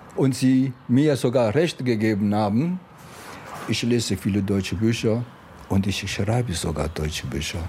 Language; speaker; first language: German; non-native, fluent; Italian